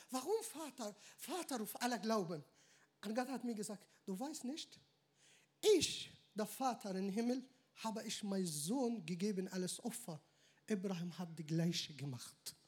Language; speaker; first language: German; non-native, learner; Arabic